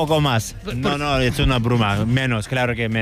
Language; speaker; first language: Spanish; non-native, learner; Turkish